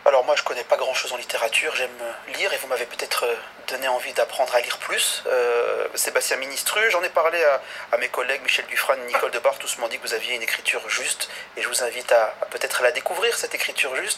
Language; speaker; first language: French; native; French